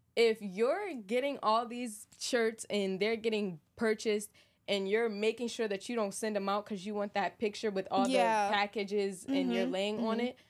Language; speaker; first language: English; native; English